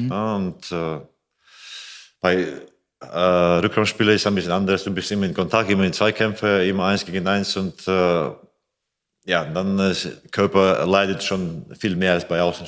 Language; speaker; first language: German; non-native, fluent; Latvian